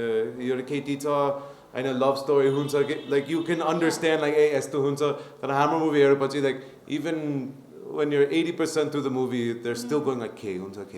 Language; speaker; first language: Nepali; non-native, learner; English